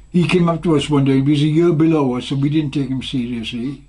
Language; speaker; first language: English; native; English